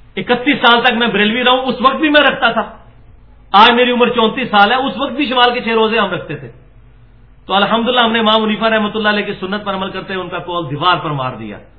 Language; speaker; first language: Urdu; non-native, local second language; Punjabi